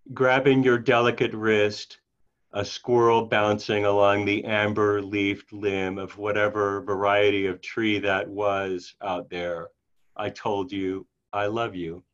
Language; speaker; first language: English; native; English